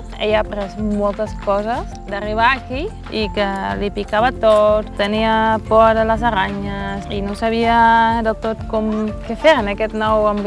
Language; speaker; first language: Catalan; non-native, fluent; Dutch